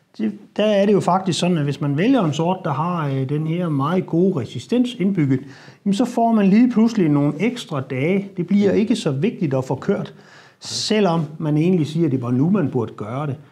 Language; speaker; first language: Danish; native; Danish